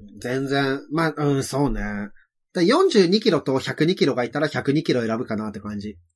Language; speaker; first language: Japanese; native; Japanese